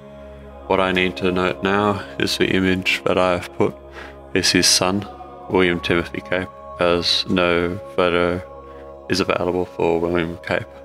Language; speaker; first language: English; native; English